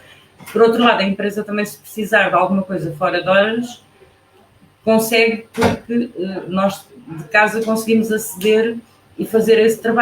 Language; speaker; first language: Portuguese; native; Portuguese